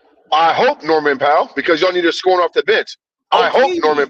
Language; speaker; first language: English; native; English